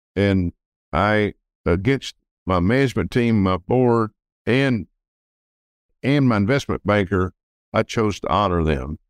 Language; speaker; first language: English; native; English